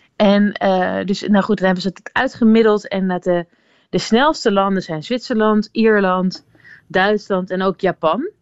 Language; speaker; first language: Dutch; native; Dutch